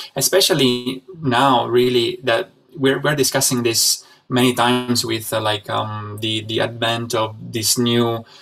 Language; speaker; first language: English; non-native, fluent; Italian